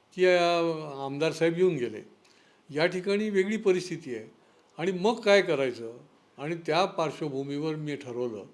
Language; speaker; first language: Marathi; native; Marathi